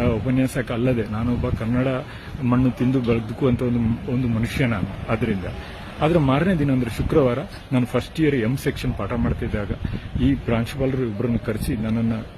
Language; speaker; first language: Kannada; native; Kannada